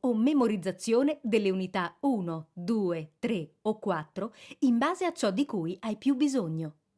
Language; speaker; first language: Italian; native; Italian